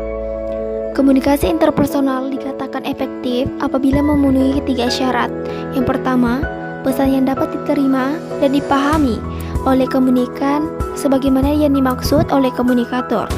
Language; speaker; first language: Indonesian; native; Indonesian